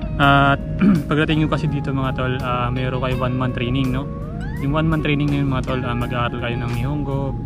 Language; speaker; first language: Filipino; native; Filipino